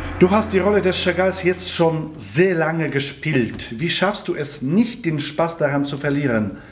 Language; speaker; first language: German; non-native, fluent; Polish